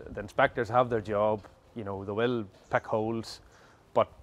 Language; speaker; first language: English; native; English